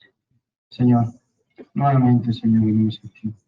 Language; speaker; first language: Spanish; native; Spanish